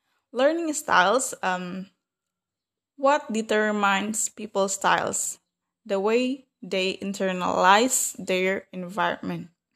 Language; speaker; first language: English; non-native, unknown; Indonesian